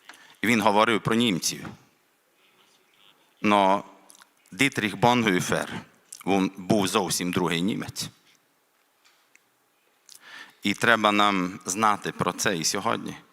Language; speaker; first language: Ukrainian; non-native, local second language; Hungarian